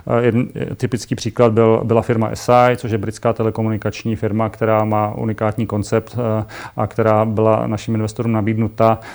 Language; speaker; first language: Czech; native; Czech